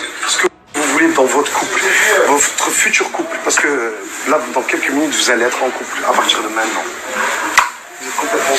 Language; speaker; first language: French; native; French